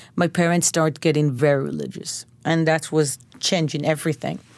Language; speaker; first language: English; non-native, fluent; Hebrew